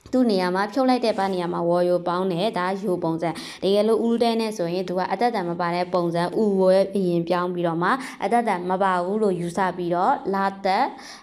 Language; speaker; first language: Burmese; native; Burmese